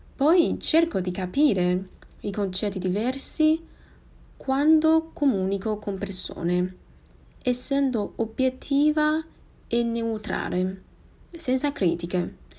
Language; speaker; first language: Italian; non-native, fluent; Chinese